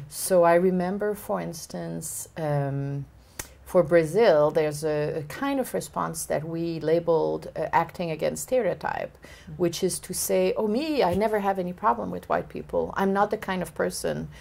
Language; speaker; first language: English; native; English